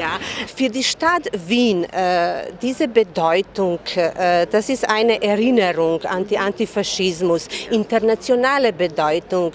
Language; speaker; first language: German; non-native, fluent; Serbian